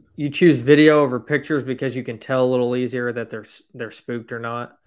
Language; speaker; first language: English; native; English